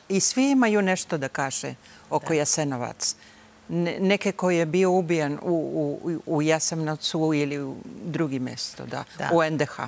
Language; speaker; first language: Bosnian; early bilingual, heritage; Bosnian